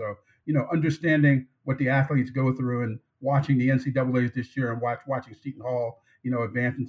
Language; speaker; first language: English; native; English